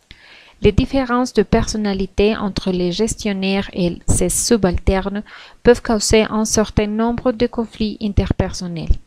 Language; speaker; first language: French; non-native, learner; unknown